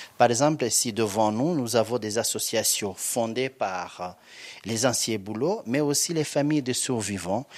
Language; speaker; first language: French; non-native, local second language; Kinyarwanda